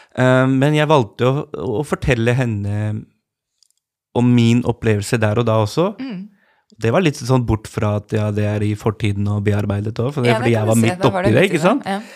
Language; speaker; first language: Norwegian; early bilingual, other home language; Urdu